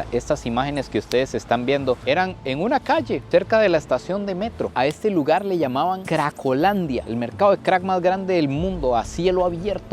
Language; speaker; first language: Spanish; native; Spanish